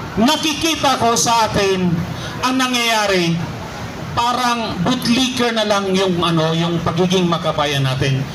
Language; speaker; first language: Filipino; non-native, local second language; Cebuano